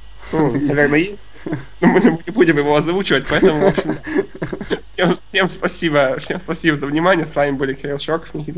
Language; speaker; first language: Russian; native; Russian